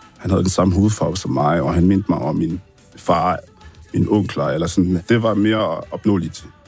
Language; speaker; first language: Danish; early bilingual, other home language; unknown